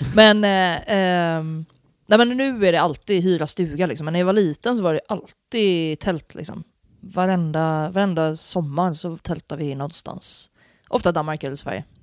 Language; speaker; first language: Swedish; native; Swedish